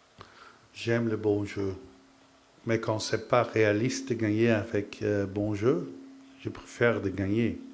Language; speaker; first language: French; non-native, fluent; Dutch